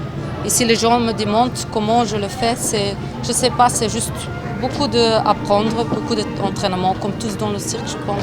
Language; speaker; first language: French; non-native, fluent; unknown